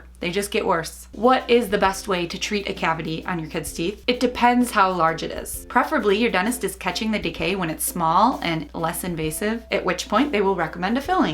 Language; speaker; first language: English; native; English